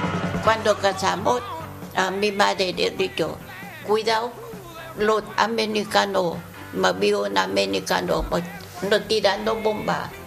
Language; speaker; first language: Spanish; non-native, learner; Vietnamese